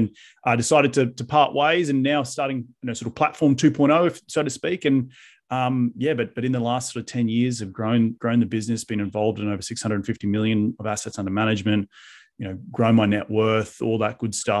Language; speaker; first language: English; native; English